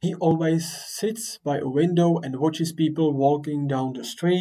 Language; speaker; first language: English; non-native, fluent; Czech